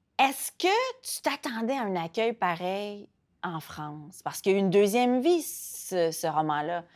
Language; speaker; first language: French; native; French